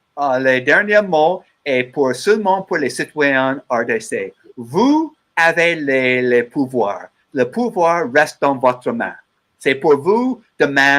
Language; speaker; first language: French; non-native, learner; English